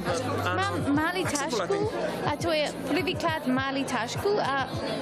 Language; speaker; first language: Slovak; non-native, learner; English